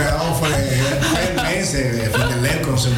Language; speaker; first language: Dutch; non-native, learner; Spanish